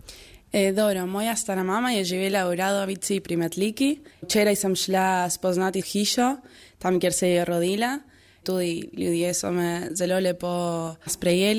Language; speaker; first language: Slovenian; early bilingual, heritage; Spanish